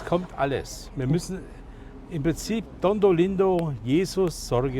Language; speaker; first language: German; native; German